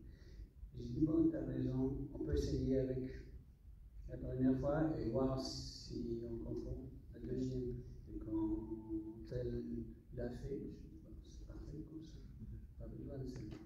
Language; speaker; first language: French; non-native, fluent; English